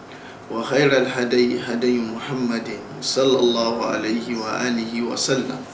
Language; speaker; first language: Arabic; non-native, fluent; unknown